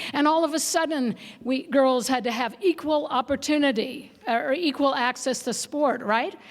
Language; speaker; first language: English; native; English